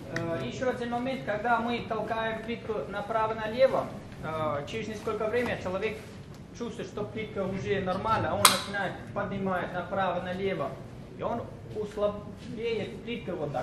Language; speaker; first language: Russian; non-native, learner; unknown